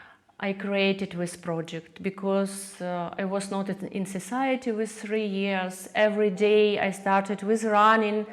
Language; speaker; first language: English; non-native, learner; Russian